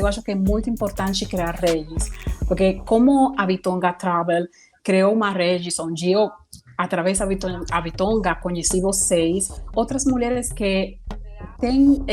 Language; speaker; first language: Portuguese; non-native, fluent; Spanish